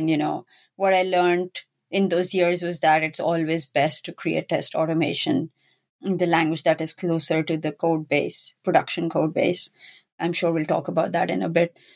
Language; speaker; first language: English; non-native, local second language; Urdu